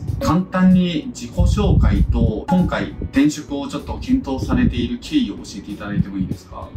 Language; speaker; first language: Japanese; native; Japanese